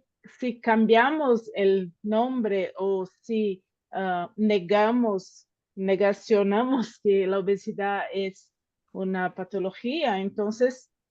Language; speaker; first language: Spanish; non-native, fluent; Portuguese